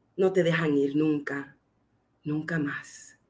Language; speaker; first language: Spanish; native; Spanish